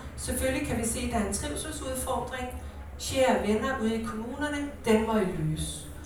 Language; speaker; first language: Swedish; non-native, learner; Danish